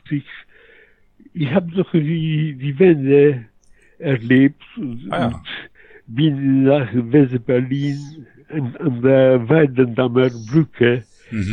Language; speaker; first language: German; non-native, fluent; Polish